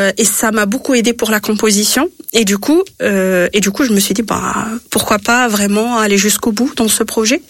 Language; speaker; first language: French; non-native, local second language; Arabic